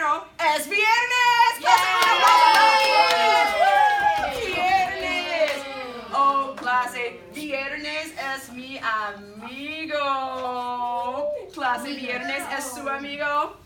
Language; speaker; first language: Spanish; non-native, fluent; English